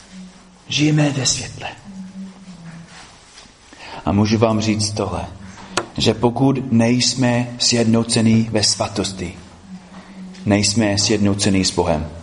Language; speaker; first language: Czech; non-native, fluent; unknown